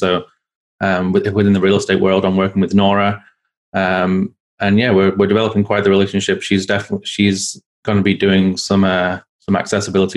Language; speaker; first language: English; native; English